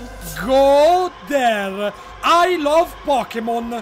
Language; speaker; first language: English; non-native, learner; Italian